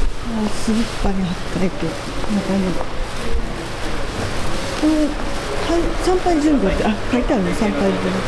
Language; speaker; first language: Japanese; native; Japanese